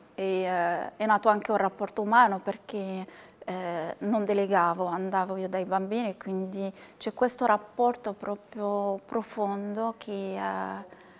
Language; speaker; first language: Italian; non-native, fluent; Arabic